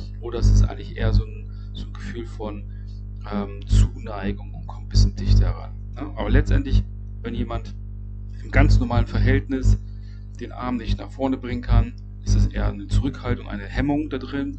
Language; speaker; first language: German; native; German